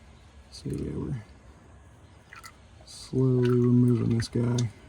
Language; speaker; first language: English; native; English